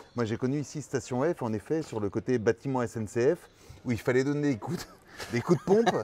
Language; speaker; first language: French; native; French